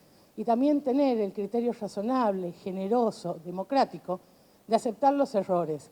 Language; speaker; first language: Spanish; native; Spanish